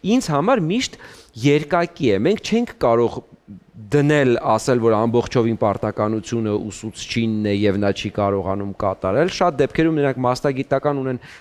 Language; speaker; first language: Armenian; native; Armenian